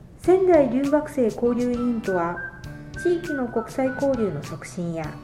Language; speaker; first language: Japanese; native; Japanese